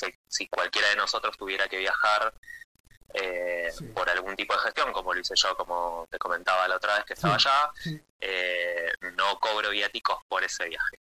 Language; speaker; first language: Spanish; native; Spanish